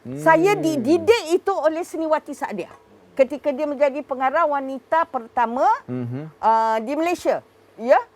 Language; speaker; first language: Malay; native; Malay